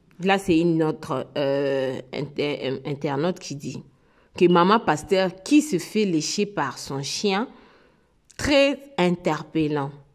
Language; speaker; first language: French; non-native, local second language; Lingala